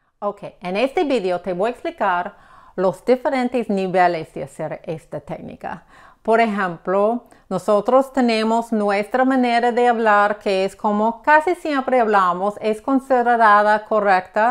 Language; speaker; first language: Spanish; non-native, fluent; English